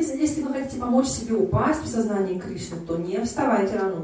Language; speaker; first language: Russian; native; Russian